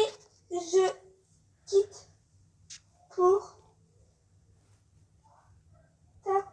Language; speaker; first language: French; native; French